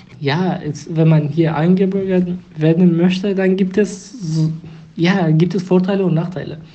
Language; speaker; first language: German; non-native, fluent; Persian